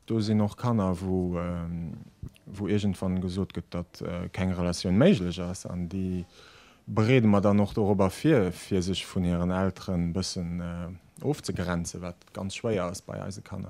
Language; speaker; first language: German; non-native, local second language; Luxembourgish